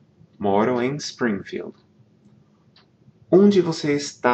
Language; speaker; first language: Portuguese; non-native, fluent; English